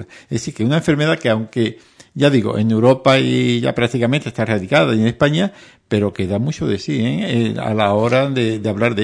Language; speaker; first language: Spanish; native; Spanish